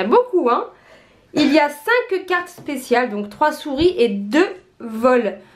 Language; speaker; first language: French; native; French